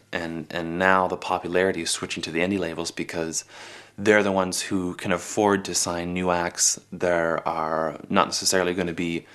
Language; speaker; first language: English; native; English